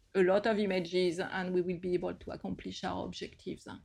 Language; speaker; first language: English; non-native, fluent; French